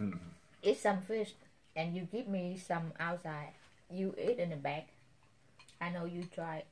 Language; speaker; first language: English; non-native, learner; Vietnamese